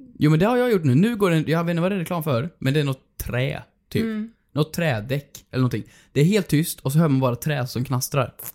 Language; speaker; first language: Swedish; native; Swedish